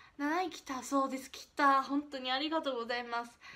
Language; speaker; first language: Japanese; non-native, fluent; Chinese